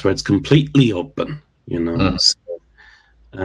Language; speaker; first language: English; native; English